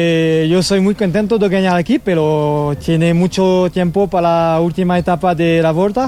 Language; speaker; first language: Spanish; non-native, learner; French